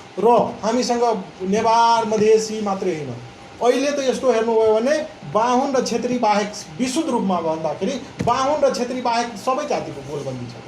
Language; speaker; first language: Nepali; non-native, local second language; Maithili